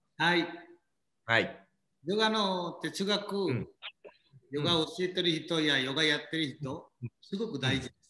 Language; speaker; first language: Japanese; non-native, learner; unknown